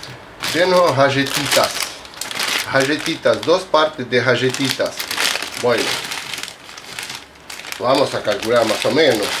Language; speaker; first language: Spanish; non-native, fluent; Russian